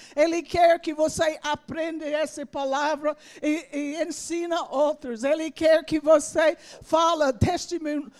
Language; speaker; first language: Portuguese; non-native, learner; English